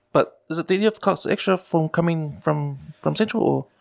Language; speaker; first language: English; native; English